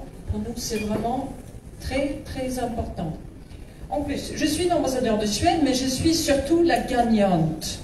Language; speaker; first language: French; non-native, fluent; Swedish